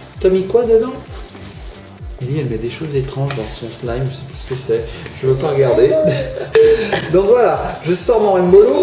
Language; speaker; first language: French; native; French